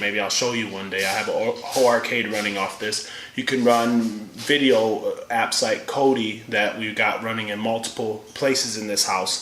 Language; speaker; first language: English; native; English